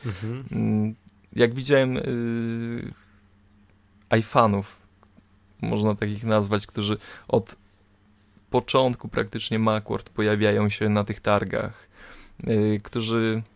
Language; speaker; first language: Polish; native; Polish